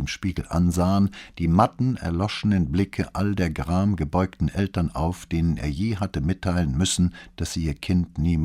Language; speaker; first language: German; native; German